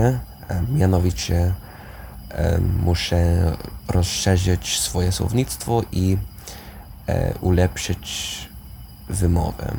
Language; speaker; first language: Polish; non-native, fluent; English